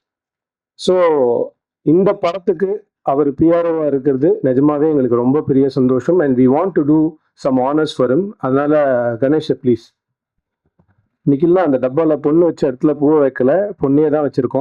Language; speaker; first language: Tamil; native; Tamil